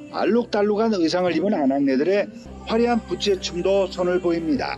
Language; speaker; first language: Korean; native; Korean